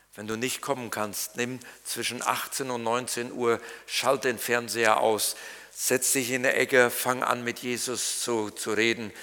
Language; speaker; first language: German; native; German